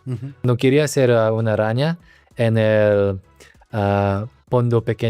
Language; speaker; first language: Spanish; non-native, learner; Korean